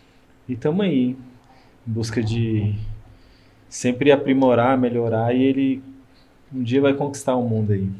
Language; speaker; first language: Portuguese; native; Portuguese